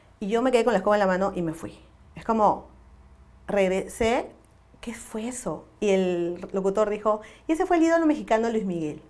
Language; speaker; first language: Spanish; native; Spanish